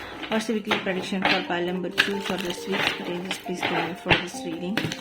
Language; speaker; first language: English; non-native, local second language; Tamil